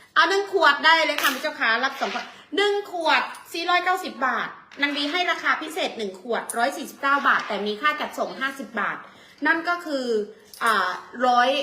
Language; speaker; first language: Thai; native; Thai